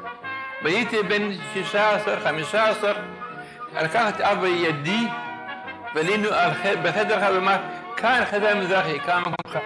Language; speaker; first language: Hebrew; non-native, fluent; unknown